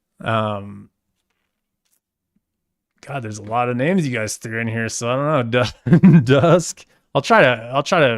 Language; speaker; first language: English; native; English